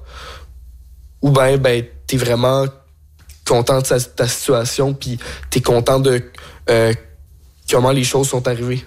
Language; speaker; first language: French; native; French